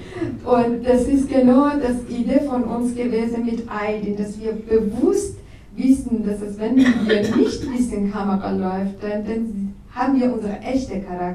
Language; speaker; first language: German; non-native, learner; Persian